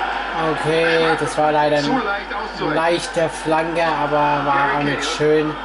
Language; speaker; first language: German; non-native, fluent; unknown